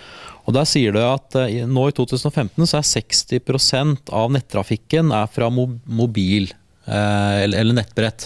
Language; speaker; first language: Norwegian; native; Norwegian